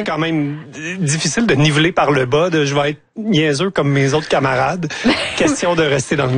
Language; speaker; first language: French; native; French